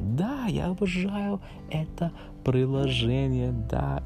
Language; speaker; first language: Russian; non-native, learner; English